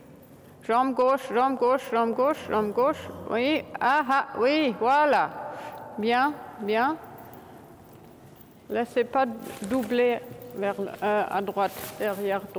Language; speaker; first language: French; non-native, fluent; German